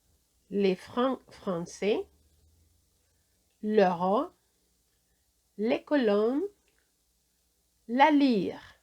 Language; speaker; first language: French; non-native, fluent; Spanish